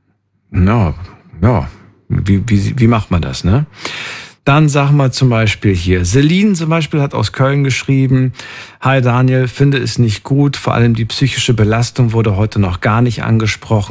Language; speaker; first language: German; native; German